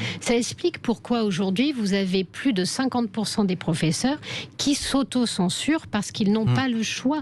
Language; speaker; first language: French; native; French